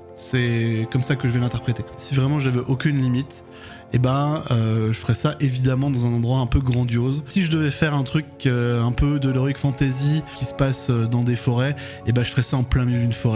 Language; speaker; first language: French; native; French